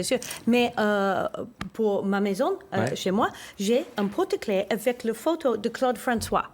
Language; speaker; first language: French; non-native, learner; English